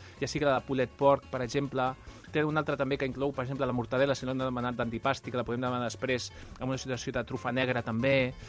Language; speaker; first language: Catalan; non-native, local second language; Spanish